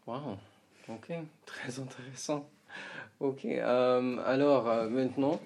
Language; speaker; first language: French; non-native, fluent; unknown